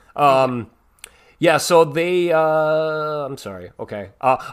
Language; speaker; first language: English; native; English